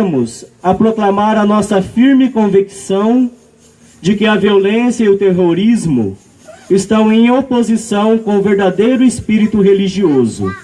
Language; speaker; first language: Portuguese; native; Portuguese